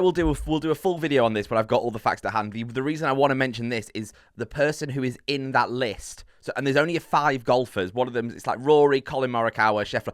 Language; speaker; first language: English; native; English